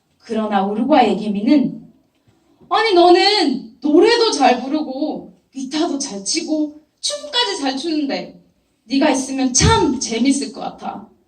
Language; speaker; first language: Korean; non-native, fluent; Japanese